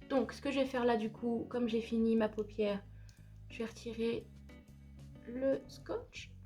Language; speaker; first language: French; native; French